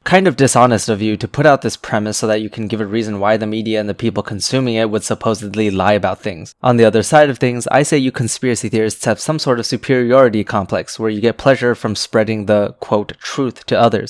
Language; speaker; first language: English; native; English